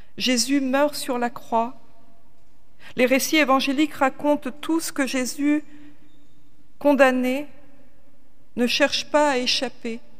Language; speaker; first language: French; native; French